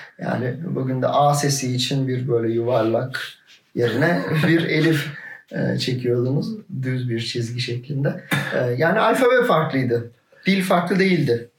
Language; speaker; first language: Turkish; native; Turkish